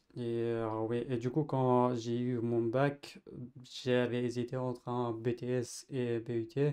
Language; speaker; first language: French; non-native, fluent; Persian